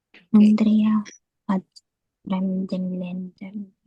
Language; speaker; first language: German; non-native, learner; Filipino